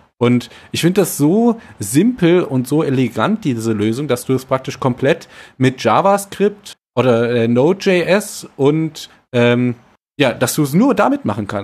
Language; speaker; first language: German; native; German